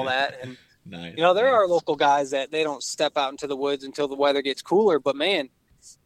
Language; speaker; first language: English; native; English